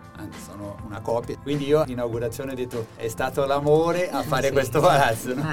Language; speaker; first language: Italian; non-native, fluent; Portuguese